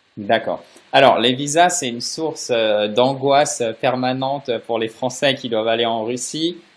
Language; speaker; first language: French; native; French